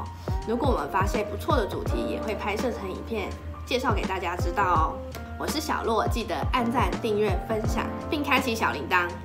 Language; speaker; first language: Chinese; native; Chinese